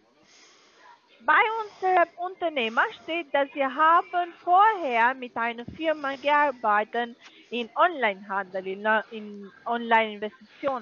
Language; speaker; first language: German; non-native, learner; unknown